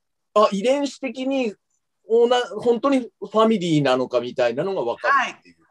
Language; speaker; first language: Japanese; native; Japanese